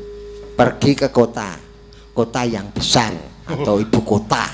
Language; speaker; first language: Indonesian; non-native, local second language; Javanese